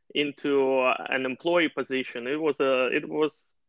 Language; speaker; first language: English; non-native, fluent; Russian